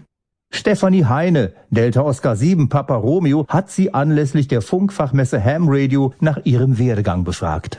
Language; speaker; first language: German; native; German